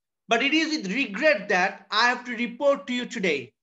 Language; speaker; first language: English; non-native, local second language; Bangla